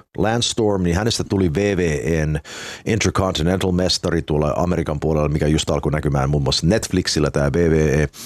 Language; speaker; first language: Finnish; early bilingual, heritage; Finnish